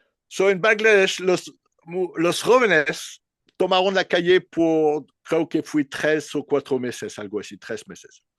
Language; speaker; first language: Spanish; non-native, learner; French